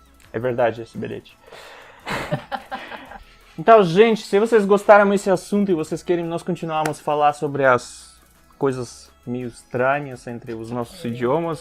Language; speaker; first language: Portuguese; non-native, fluent; Russian